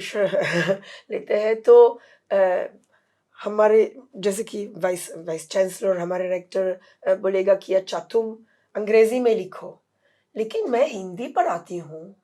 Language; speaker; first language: Hindi; non-native, fluent; Italian